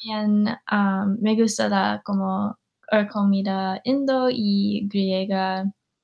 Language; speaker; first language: Spanish; non-native, learner; English